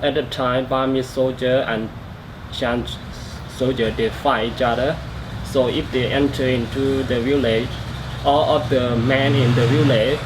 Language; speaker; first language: English; non-native, learner; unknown